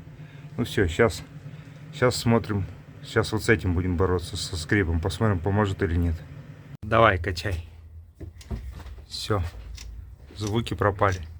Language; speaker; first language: Russian; native; Russian